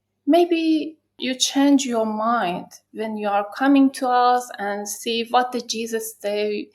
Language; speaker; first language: English; non-native, learner; Persian